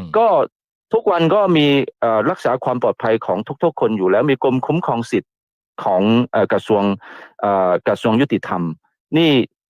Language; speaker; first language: Thai; non-native, fluent; Chinese